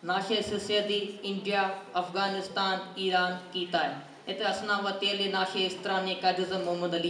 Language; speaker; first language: Russian; non-native, learner; Urdu